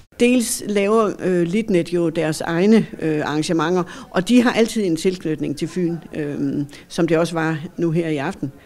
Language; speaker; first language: Danish; native; Danish